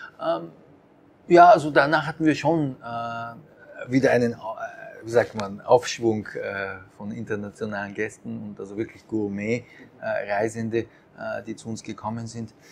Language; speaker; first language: German; early bilingual, other home language; Japanese